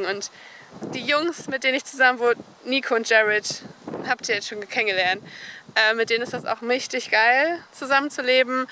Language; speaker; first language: German; native; German